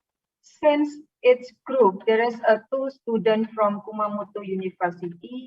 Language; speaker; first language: English; non-native, fluent; Indonesian